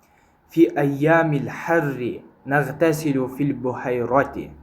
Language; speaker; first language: Arabic; non-native, fluent; Kyrgyz